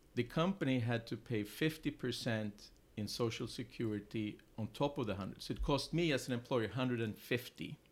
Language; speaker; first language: English; non-native, fluent; Swedish